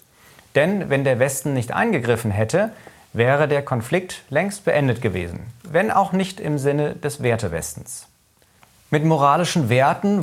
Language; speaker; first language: German; native; German